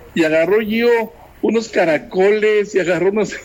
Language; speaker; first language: Spanish; native; Spanish